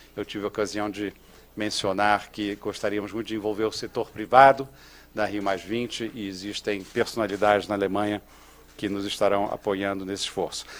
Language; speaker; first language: Portuguese; native; Portuguese